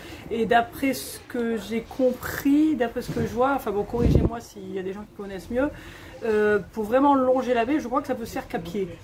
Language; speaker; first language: French; native; French